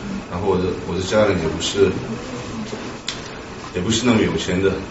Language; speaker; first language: Chinese; non-native, local second language; Tibetan